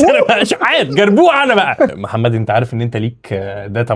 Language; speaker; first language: Arabic; native; Arabic